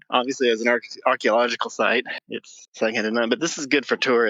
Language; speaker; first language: English; native; English